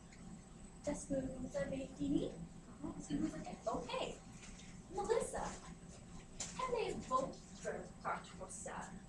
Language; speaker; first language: French; non-native, fluent; English